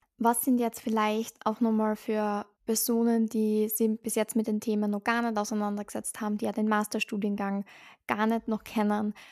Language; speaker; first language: German; native; German